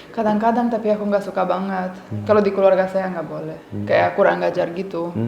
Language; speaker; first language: Indonesian; non-native, fluent; Romanian